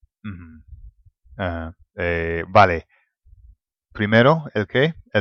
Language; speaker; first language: Spanish; non-native, fluent; English